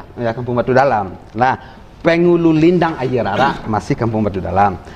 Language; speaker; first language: Indonesian; native; Indonesian